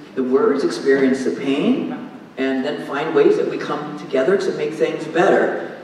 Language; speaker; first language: English; native; English